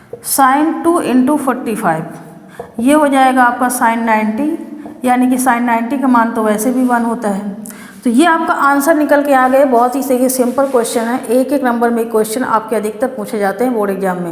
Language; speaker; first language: Hindi; native; Hindi